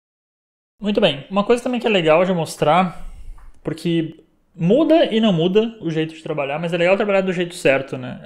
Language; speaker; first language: Portuguese; native; Portuguese